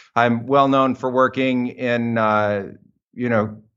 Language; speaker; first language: English; native; English